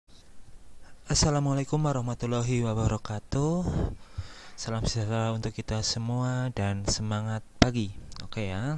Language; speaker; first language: Indonesian; native; Indonesian